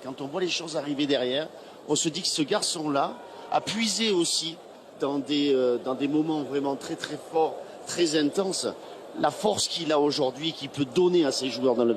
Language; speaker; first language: French; native; French